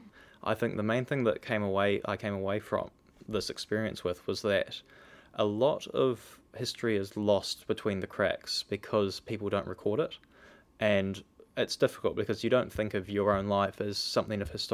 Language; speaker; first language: English; native; English